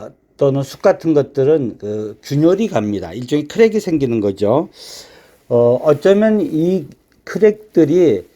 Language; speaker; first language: Korean; native; Korean